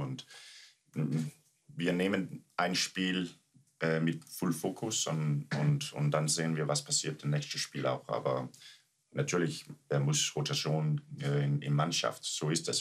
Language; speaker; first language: German; non-native, learner; Danish